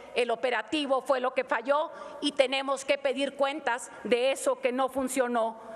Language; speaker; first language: Spanish; native; Spanish